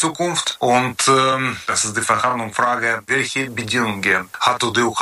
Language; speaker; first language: German; non-native, learner; Ukrainian